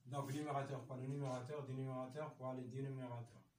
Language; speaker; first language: French; non-native, local second language; Arabic